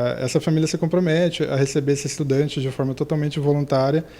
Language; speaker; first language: Portuguese; native; Portuguese